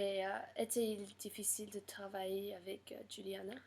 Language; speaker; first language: French; non-native, learner; English